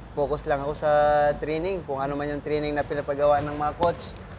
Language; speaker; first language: Filipino; native; Filipino